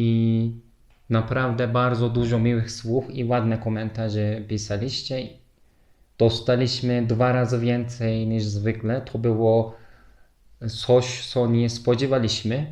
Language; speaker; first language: Polish; non-native, fluent; Turkish